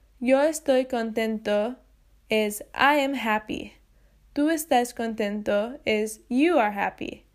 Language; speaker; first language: Spanish; non-native, fluent; English